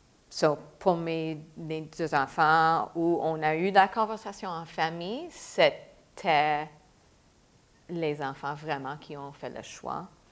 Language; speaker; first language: French; non-native, fluent; English